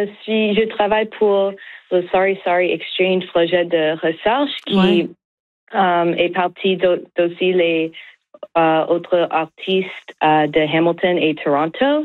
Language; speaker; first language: French; non-native, learner; English